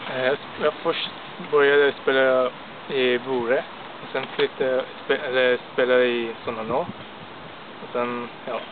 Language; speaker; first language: Swedish; non-native, fluent; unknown